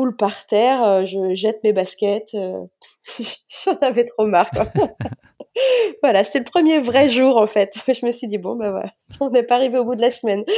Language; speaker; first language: French; native; French